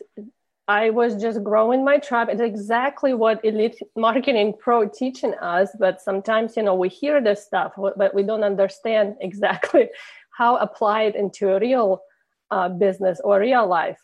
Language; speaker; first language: English; non-native, fluent; Russian